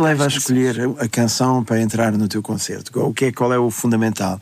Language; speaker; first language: Portuguese; native; Portuguese